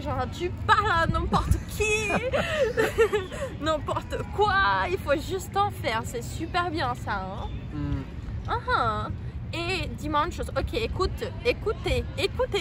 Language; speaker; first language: French; non-native, fluent; Portuguese